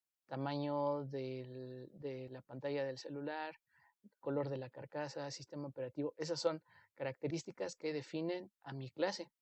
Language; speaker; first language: Spanish; native; Spanish